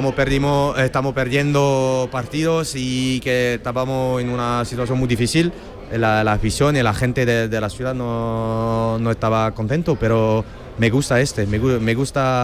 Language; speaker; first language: Spanish; non-native, fluent; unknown